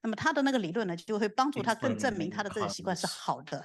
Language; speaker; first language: Chinese; native; Chinese